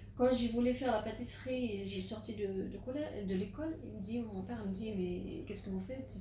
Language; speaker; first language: French; non-native, local second language; Arabic